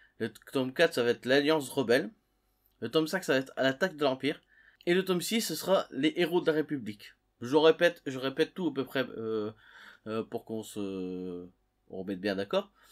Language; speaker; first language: French; native; French